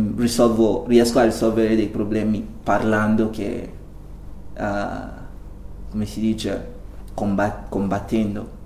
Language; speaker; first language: Italian; non-native, fluent; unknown